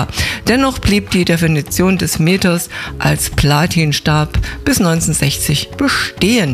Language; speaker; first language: German; native; German